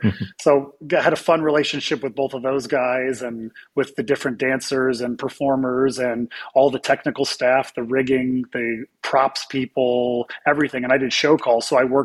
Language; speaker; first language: English; native; English